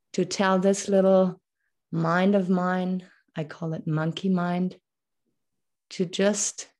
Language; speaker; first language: English; non-native, fluent; German